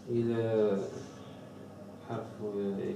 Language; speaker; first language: Arabic; non-native, learner; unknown